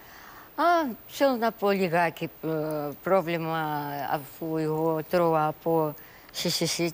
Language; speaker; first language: Greek; non-native, learner; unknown